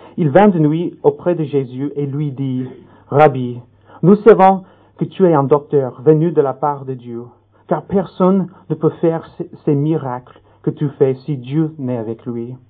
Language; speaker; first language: French; non-native, fluent; English